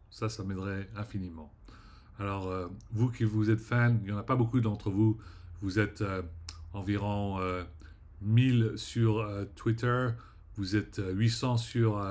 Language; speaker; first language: French; early bilingual, heritage; French